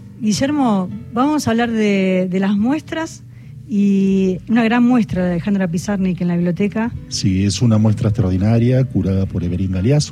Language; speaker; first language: Spanish; native; Spanish